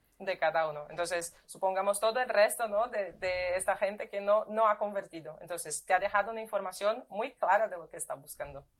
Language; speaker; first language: Spanish; non-native, fluent; Portuguese